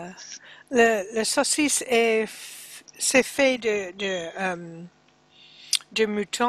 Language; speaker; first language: French; non-native, learner; English